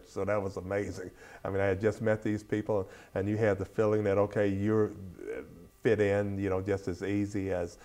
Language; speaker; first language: English; native; English